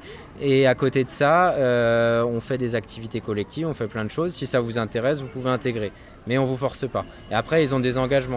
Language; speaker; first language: French; native; French